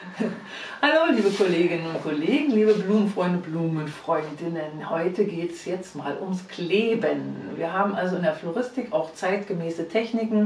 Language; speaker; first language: German; native; German